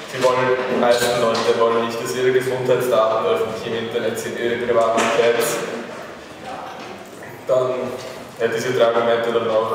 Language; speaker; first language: German; native; German